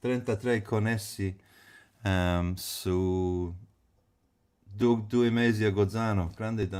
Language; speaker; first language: Italian; non-native, fluent; English